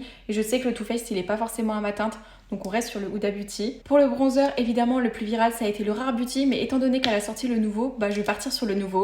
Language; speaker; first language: French; native; French